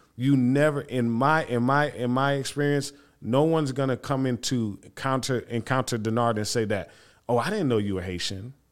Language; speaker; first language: English; early bilingual, other home language; Haitian Creole